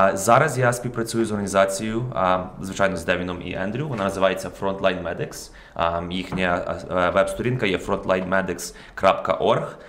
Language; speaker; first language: Ukrainian; native; Ukrainian